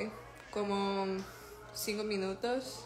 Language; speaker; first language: Spanish; non-native, learner; English